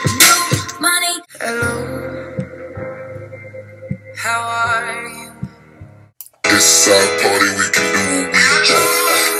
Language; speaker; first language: English; native; English